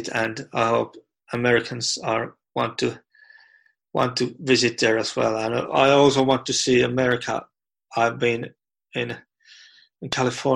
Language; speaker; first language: English; non-native, fluent; Finnish